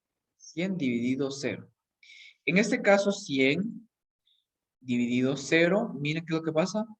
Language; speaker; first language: Spanish; native; Spanish